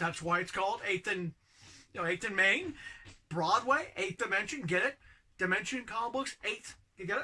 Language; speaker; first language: English; native; English